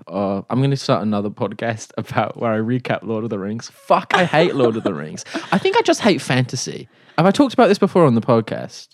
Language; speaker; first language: English; native; English